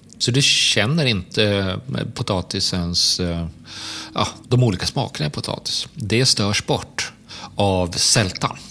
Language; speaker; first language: Swedish; native; Swedish